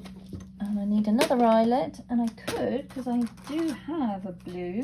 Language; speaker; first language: English; native; English